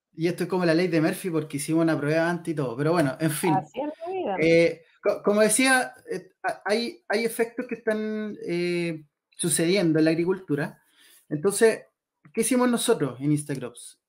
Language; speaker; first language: Spanish; native; Spanish